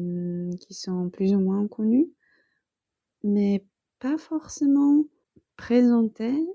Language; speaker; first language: French; non-native, fluent; Polish